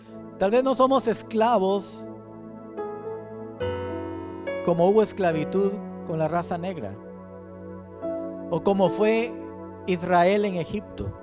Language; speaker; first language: Spanish; native; Spanish